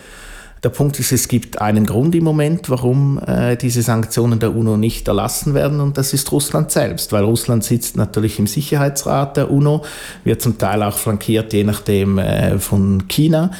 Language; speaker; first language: German; native; German